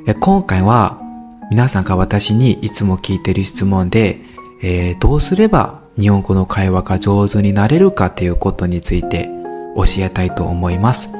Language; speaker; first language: Japanese; non-native, learner; Burmese